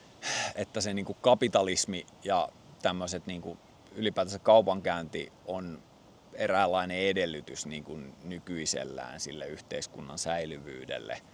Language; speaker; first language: Finnish; native; Finnish